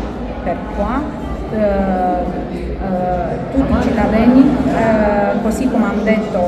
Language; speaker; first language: Italian; non-native, learner; Romanian